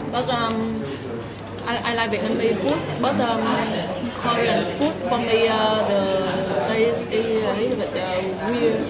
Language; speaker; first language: English; non-native, learner; Vietnamese